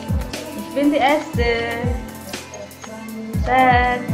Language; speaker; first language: German; non-native, learner; Filipino